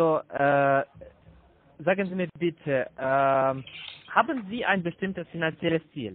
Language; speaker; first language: German; non-native, learner; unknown